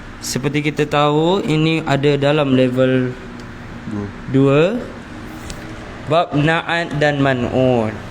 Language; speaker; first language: Malay; native; Malay